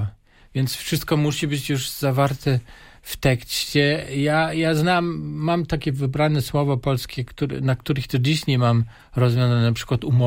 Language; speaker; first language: Polish; non-native, fluent; German